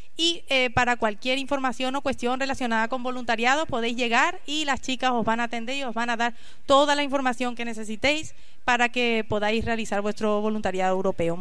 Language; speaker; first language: Spanish; native; Spanish